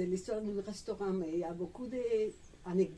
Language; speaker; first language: French; non-native, fluent; Spanish